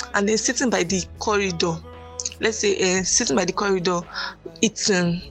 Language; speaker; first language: English; non-native, local second language; Yoruba